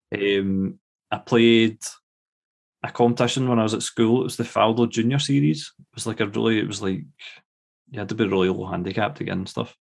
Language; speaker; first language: English; native; English